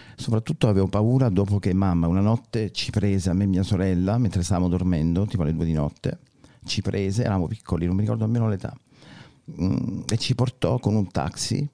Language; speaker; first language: Italian; native; Italian